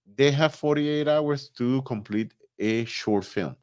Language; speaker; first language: English; non-native, fluent; Spanish